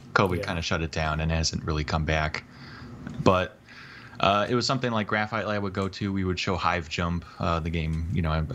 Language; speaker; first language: English; native; English